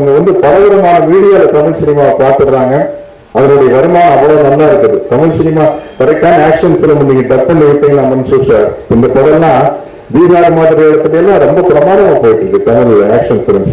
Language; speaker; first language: Tamil; native; Tamil